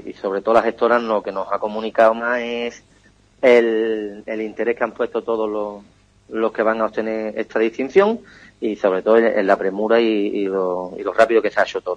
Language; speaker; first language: Spanish; native; Spanish